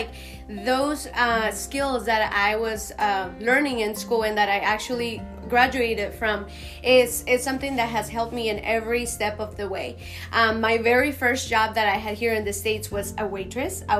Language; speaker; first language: English; non-native, fluent; Spanish